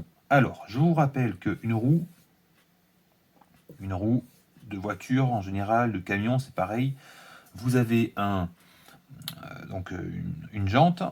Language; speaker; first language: French; native; French